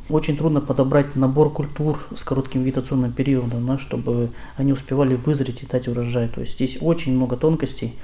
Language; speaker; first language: Russian; native; Russian